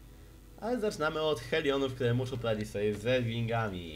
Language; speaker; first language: Polish; native; Polish